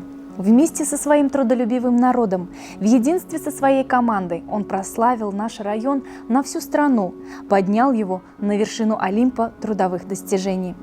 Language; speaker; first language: Russian; native; Russian